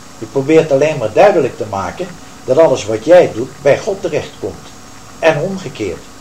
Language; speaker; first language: Dutch; native; Dutch